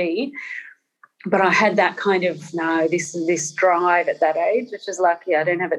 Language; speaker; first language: English; native; English